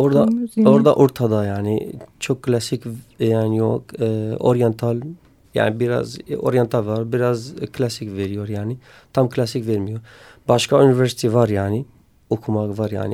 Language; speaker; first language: Turkish; non-native, learner; Kurdish